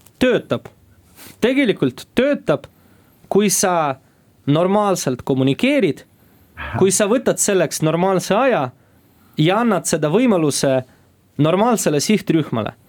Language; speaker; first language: Estonian; non-native, local second language; Russian